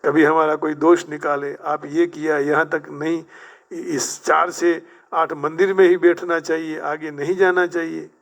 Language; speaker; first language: Hindi; non-native, local second language; Gujarati